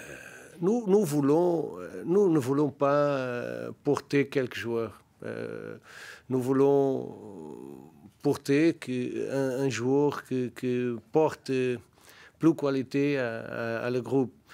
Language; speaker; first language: French; non-native, learner; Portuguese